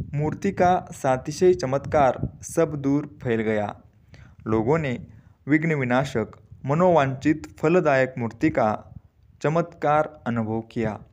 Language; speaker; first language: Hindi; non-native, local second language; Marathi